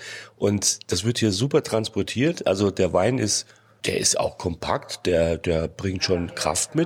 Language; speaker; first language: German; native; German